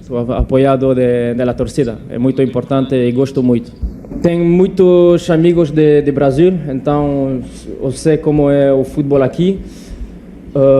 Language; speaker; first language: Portuguese; non-native, learner; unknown